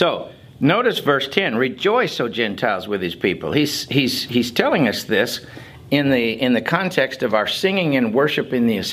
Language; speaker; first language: English; native; English